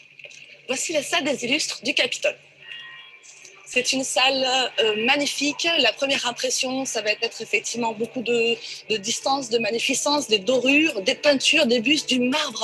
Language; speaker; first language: French; native; French